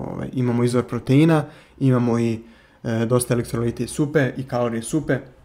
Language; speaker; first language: Serbian; native; Serbian